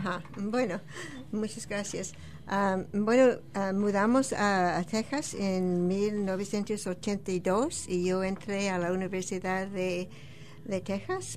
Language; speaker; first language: Spanish; non-native, fluent; English